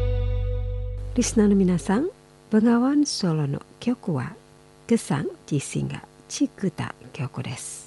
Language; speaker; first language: Japanese; non-native, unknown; Indonesian